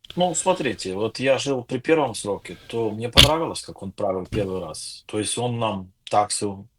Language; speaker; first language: Russian; non-native, local second language; Ukrainian